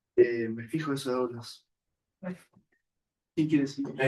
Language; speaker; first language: Spanish; native; Spanish